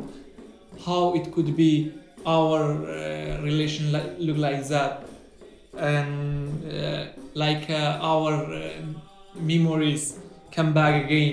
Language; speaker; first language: English; non-native, learner; Arabic